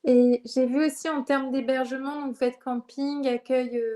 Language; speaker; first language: French; native; French